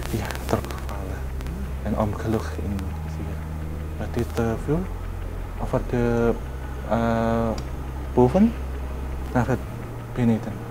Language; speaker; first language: Dutch; non-native, learner; Indonesian